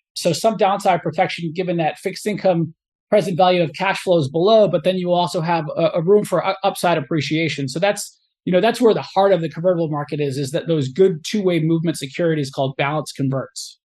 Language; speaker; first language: English; native; English